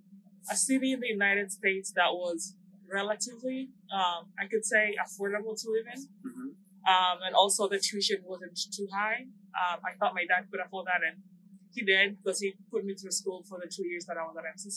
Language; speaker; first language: English; non-native, local second language; Swahili